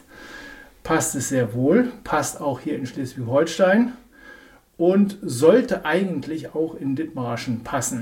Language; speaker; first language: German; native; German